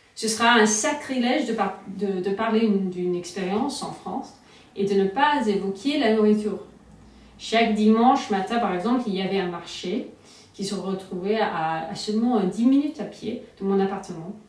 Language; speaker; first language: French; non-native, fluent; English